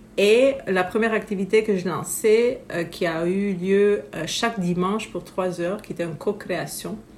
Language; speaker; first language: French; non-native, fluent; Romanian